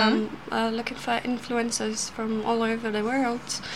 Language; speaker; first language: English; non-native, fluent; Polish